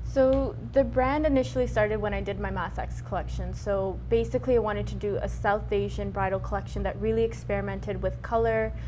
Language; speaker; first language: English; native; English